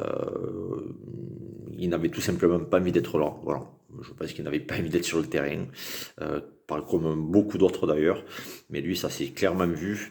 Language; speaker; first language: French; native; French